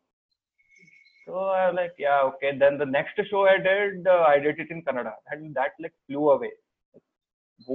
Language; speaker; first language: English; non-native, local second language; Kannada